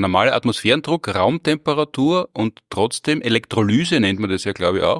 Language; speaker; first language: German; native; German